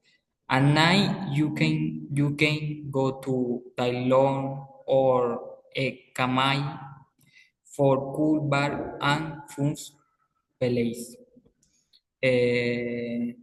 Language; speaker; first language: English; non-native, learner; Spanish